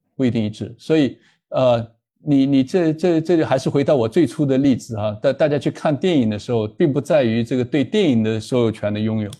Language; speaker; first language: Chinese; native; Chinese